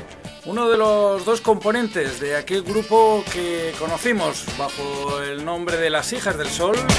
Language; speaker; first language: Spanish; native; Spanish